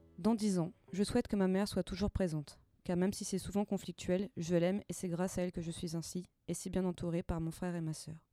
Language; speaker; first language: French; native; French